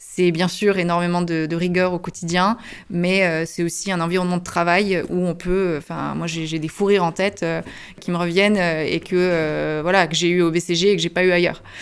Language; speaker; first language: French; early bilingual, heritage; French